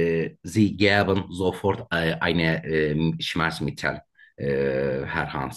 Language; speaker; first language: German; non-native, learner; Turkish